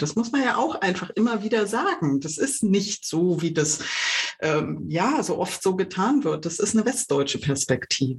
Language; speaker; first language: German; native; German